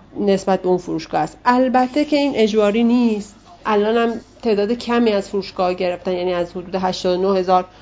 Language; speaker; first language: Persian; native; Persian